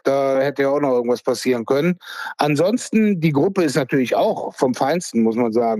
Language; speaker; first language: German; native; German